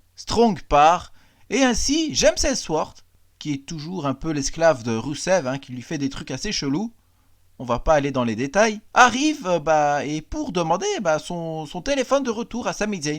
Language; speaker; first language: French; native; French